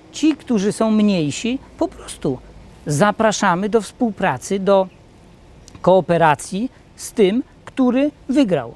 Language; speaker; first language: Polish; native; Polish